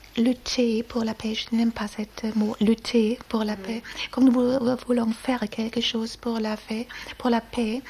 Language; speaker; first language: French; non-native, learner; German